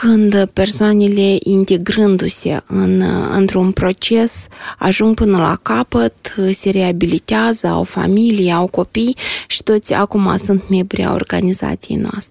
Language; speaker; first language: Romanian; native; Romanian